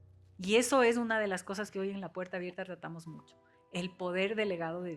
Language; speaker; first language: Spanish; native; Spanish